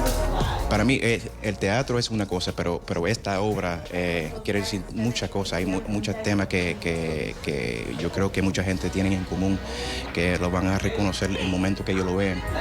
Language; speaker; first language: Spanish; early bilingual, heritage; Spanish